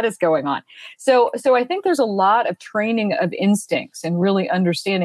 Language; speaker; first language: English; native; English